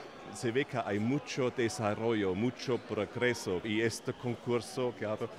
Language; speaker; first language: Spanish; non-native, fluent; German